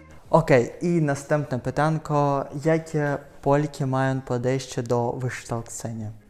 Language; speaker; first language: Polish; non-native, fluent; Russian